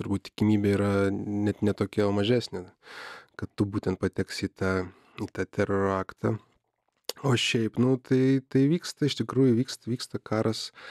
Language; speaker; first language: Lithuanian; native; Lithuanian